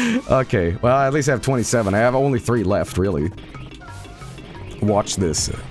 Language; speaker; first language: English; non-native, fluent; Swedish